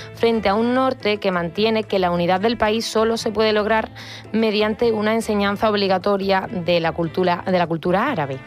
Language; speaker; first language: Spanish; native; Spanish